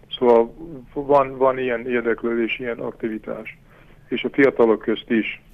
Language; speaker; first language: Hungarian; early bilingual, heritage; Hungarian